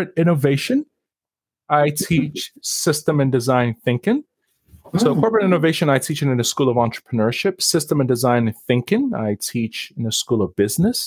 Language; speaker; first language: English; non-native, local second language; Yoruba